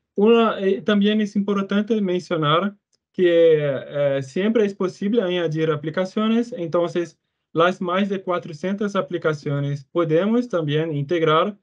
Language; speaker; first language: Spanish; non-native, fluent; Portuguese